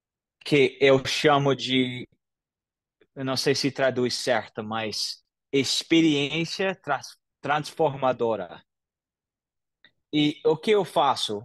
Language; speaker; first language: Portuguese; non-native, fluent; English